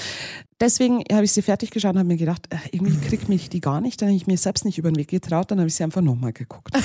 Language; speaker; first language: German; native; German